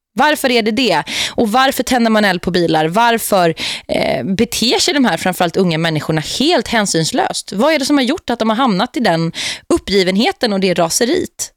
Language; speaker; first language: Swedish; native; Swedish